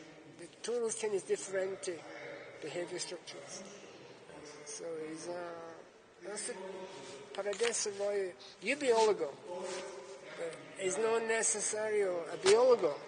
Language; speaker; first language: Spanish; non-native, learner; English